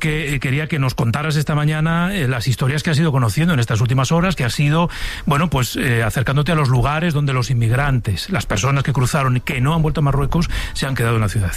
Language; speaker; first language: Spanish; native; Spanish